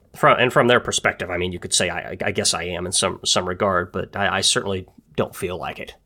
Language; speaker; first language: English; native; English